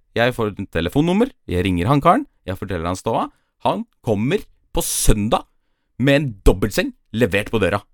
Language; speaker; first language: Norwegian; early bilingual, other home language; Polish